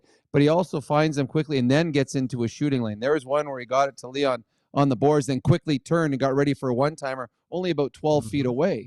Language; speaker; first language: English; native; English